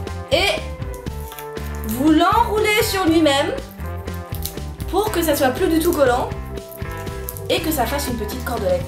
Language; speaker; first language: French; native; French